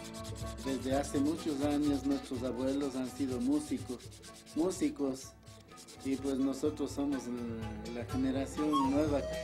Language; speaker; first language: Spanish; non-native, local second language; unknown